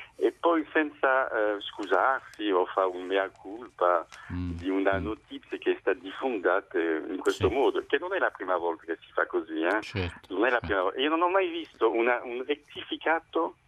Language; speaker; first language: Italian; non-native, fluent; French